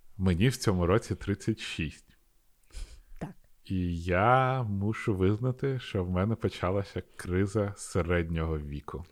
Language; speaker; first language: Ukrainian; non-native, local second language; Russian